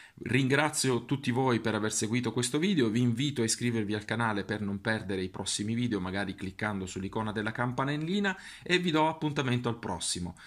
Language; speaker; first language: Italian; native; Italian